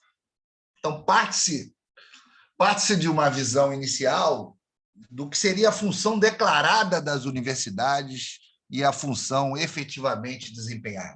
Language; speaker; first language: Portuguese; native; Portuguese